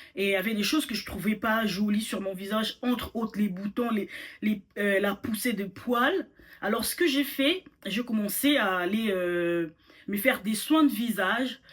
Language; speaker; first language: French; non-native, local second language; Lingala